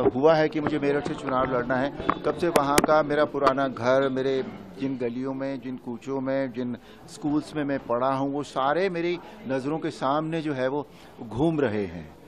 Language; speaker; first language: Hindi; native; Hindi